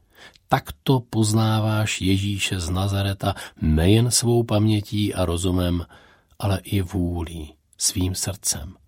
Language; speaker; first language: Czech; native; Czech